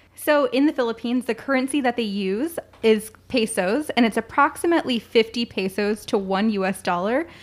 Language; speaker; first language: English; early bilingual, other home language; Filipino